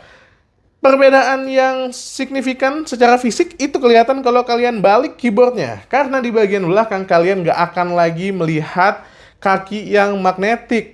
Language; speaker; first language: Indonesian; native; Indonesian